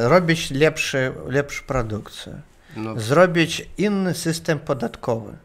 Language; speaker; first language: Polish; non-native, learner; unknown